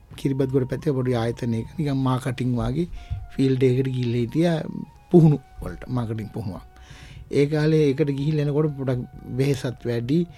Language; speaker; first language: Sinhala; non-native, local second language; Tamil